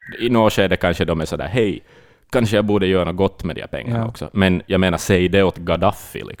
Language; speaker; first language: Swedish; native; Swedish